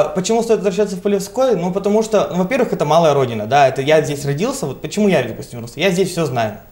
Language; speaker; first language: Russian; native; Russian